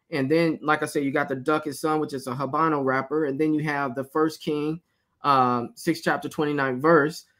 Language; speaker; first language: English; native; English